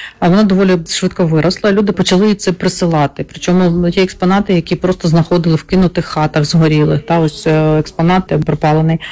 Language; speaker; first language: Ukrainian; non-native, local second language; Russian